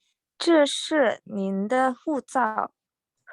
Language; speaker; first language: Chinese; non-native, learner; Indonesian